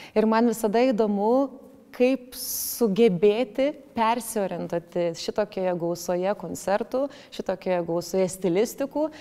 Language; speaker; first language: Lithuanian; native; Lithuanian